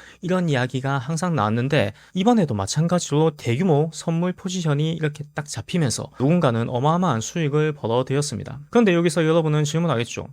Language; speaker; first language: Korean; native; Korean